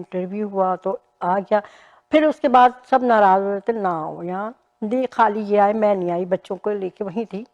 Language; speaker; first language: Urdu; native; Urdu